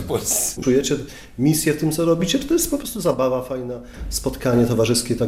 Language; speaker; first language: Polish; native; Polish